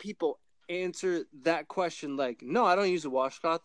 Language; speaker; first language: English; native; English